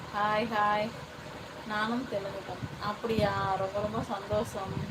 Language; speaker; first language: Tamil; non-native, local second language; Telugu